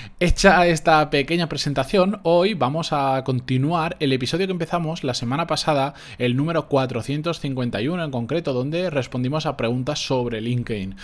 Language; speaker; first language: Spanish; native; Spanish